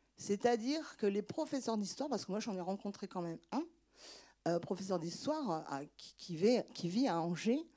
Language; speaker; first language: French; native; French